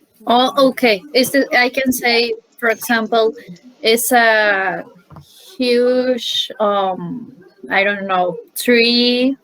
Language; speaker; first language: English; non-native, learner; Spanish